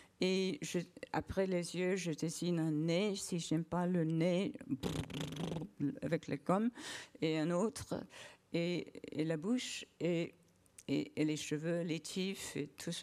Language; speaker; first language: French; non-native, learner; English